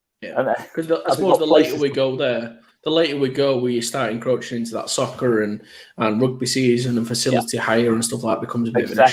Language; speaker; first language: English; native; English